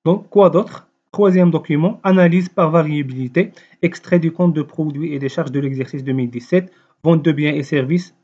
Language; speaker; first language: French; non-native, local second language; Arabic